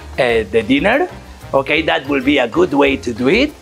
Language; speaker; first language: English; non-native, fluent; Catalan